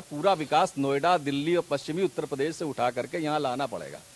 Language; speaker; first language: Hindi; native; Hindi